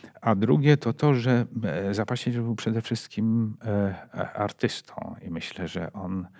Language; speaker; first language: Polish; native; Polish